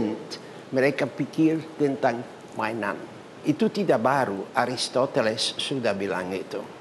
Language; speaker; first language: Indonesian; non-native, learner; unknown